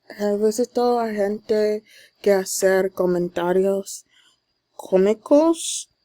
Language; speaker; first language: Spanish; non-native, learner; English